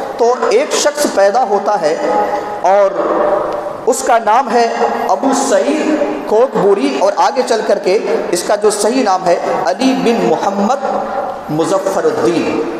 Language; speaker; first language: Urdu; native; Urdu